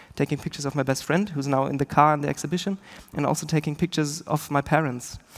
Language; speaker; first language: English; non-native, fluent; German